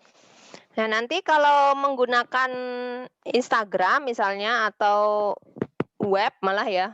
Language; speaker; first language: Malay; non-native, local second language; Javanese